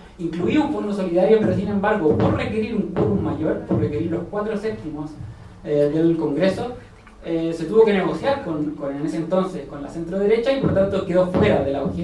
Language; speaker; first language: Spanish; native; Spanish